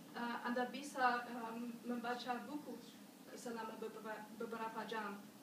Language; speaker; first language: Indonesian; non-native, learner; German